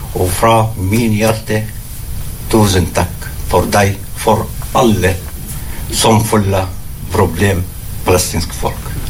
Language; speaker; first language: Norwegian; non-native, learner; Arabic